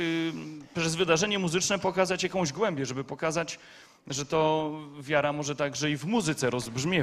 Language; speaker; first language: Polish; native; Polish